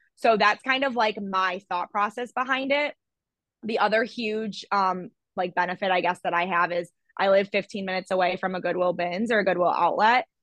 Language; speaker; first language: English; native; English